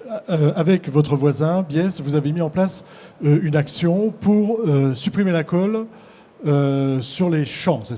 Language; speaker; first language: French; native; French